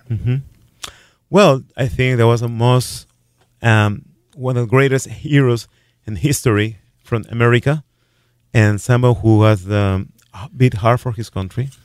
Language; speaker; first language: English; non-native, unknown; Spanish